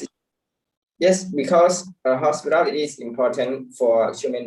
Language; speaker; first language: English; non-native, learner; Khmer